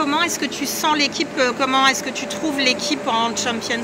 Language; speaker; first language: French; native; French